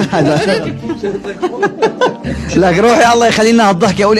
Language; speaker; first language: Arabic; native; Arabic